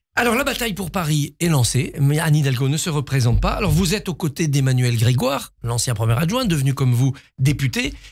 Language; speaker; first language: French; native; French